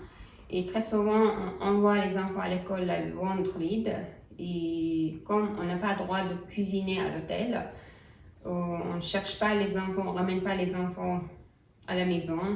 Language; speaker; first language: French; non-native, learner; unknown